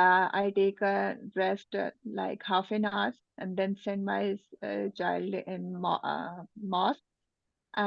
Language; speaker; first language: English; non-native, learner; Urdu